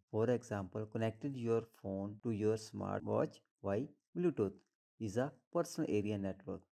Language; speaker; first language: English; non-native, local second language; Hindi